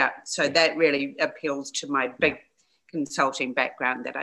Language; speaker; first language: English; native; English